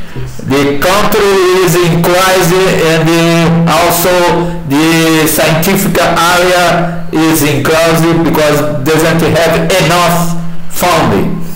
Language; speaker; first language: English; non-native, learner; Portuguese